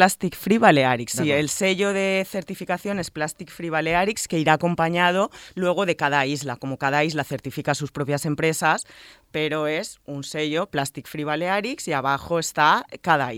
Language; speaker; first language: Spanish; native; Spanish